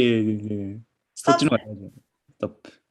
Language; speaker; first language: Japanese; native; Japanese